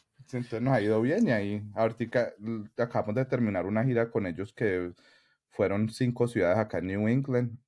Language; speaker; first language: Spanish; native; Spanish